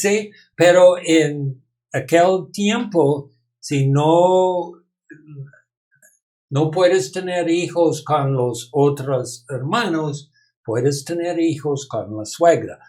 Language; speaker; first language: Spanish; non-native, learner; English